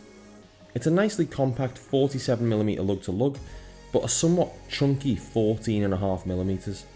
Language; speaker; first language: English; native; English